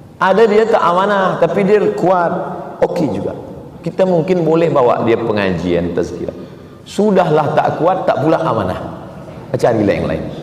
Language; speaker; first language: Malay; native; Malay